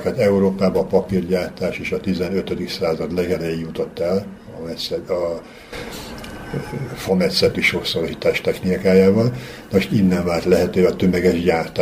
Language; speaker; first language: Hungarian; native; Hungarian